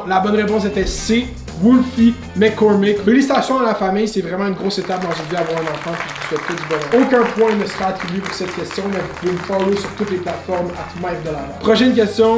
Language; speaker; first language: French; native; French